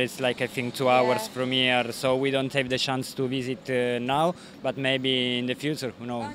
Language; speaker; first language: English; non-native, fluent; Italian